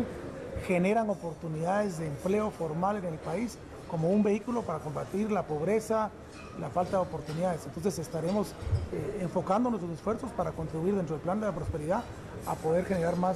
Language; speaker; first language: Spanish; native; Spanish